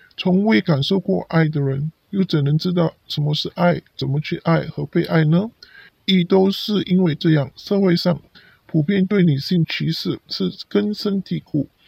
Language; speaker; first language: Chinese; non-native, local second language; Cantonese